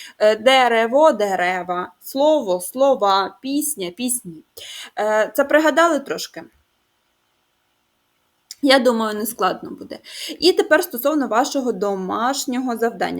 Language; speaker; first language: Ukrainian; native; Ukrainian